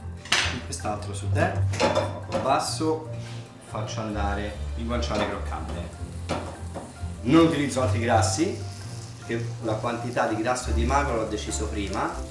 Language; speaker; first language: Italian; native; Italian